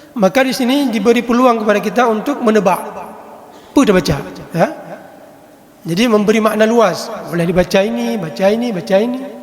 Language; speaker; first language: Malay; non-native, local second language; Achinese